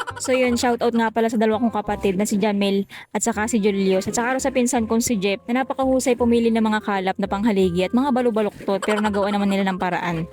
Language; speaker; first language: Filipino; native; Filipino